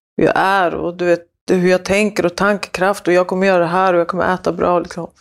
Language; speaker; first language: Swedish; early bilingual, other home language; Spanish